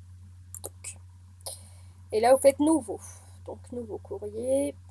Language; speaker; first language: French; native; French